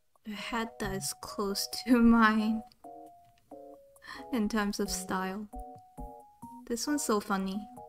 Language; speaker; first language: English; non-native, local second language; Cantonese